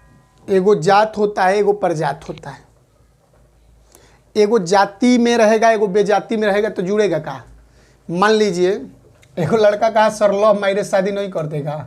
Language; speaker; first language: Hindi; native; Hindi